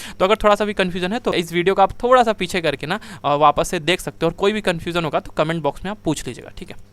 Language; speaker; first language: Hindi; native; Hindi